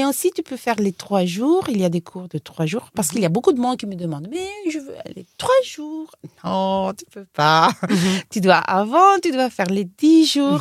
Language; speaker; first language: French; non-native, fluent; Italian